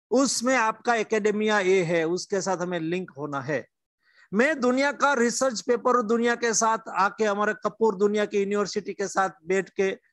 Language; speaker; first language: Hindi; non-native, local second language; Gujarati